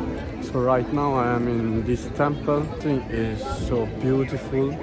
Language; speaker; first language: English; non-native, learner; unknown